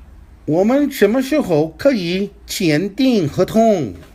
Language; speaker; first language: Chinese; non-native, fluent; English